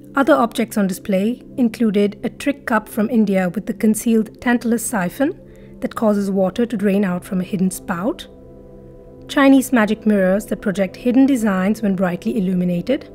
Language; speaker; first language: English; non-native, local second language; Marathi